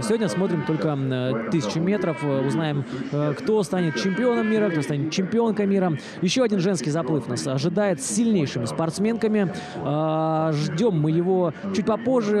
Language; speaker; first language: Russian; native; Russian